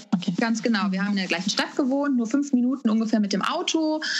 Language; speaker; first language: German; native; German